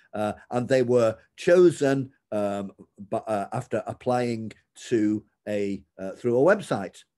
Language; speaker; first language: English; native; English